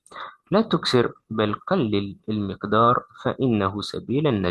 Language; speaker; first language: Arabic; non-native, fluent; French